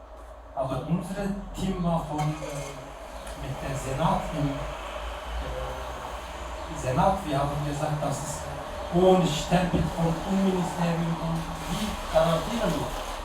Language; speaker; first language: German; non-native, learner; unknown